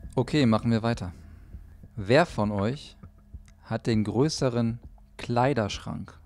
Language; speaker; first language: German; native; German